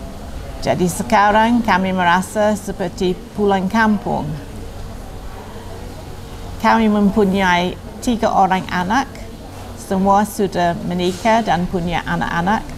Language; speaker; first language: Indonesian; non-native, fluent; English